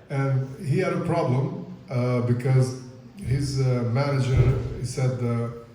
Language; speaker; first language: English; non-native, fluent; Albanian